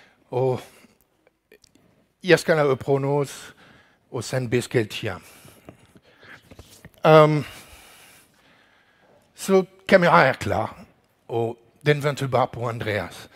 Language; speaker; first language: Danish; non-native, learner; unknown